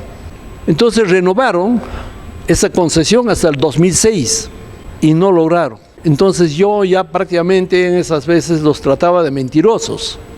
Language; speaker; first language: Spanish; native; Spanish